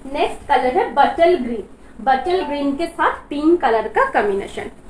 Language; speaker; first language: Hindi; non-native, local second language; Bangla